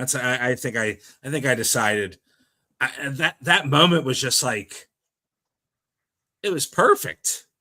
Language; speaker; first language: English; native; English